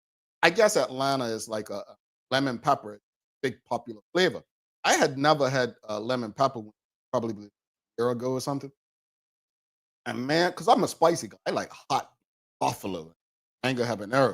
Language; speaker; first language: English; native; English